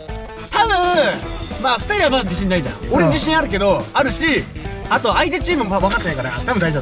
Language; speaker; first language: Japanese; native; Japanese